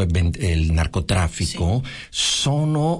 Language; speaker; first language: Italian; non-native, fluent; Spanish